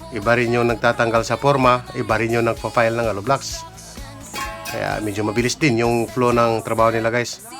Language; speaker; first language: Filipino; non-native, local second language; Cebuano